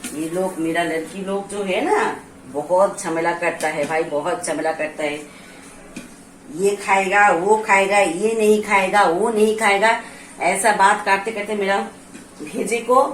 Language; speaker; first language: Hindi; non-native, local second language; Bangla